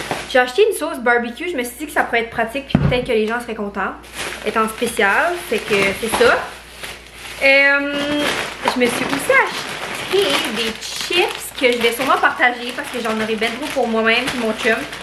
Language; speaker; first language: French; native; French